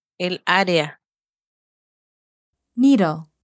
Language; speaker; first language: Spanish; non-native, fluent; English